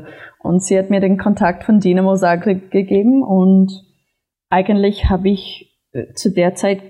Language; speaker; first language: German; non-native, fluent; English